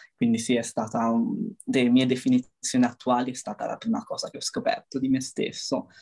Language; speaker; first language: Italian; early bilingual, other home language; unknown